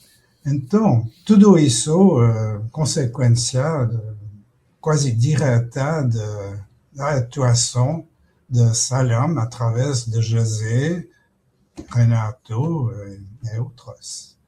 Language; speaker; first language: Portuguese; non-native, fluent; French